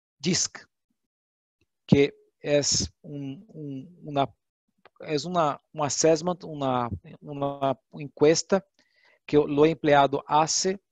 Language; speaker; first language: Portuguese; non-native, learner; Spanish